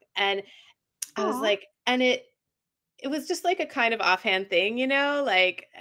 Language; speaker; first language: English; native; English